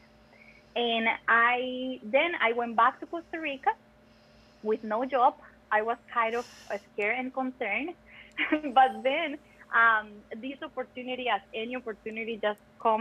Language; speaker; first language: English; non-native, fluent; Spanish